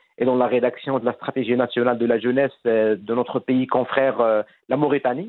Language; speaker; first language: French; non-native, fluent; Arabic